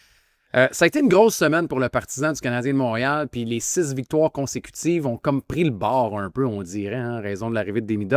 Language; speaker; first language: French; native; French